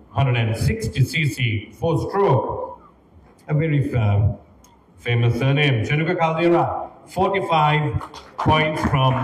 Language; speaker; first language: English; non-native, local second language; Sinhala